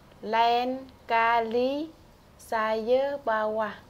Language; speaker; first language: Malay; non-native, fluent; Vietnamese